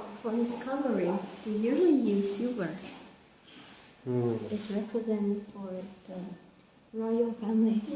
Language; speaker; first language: English; non-native, fluent; Vietnamese